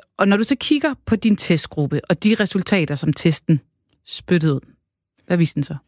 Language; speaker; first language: Danish; native; Danish